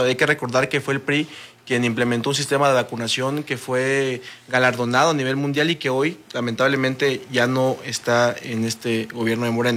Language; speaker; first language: Spanish; native; Spanish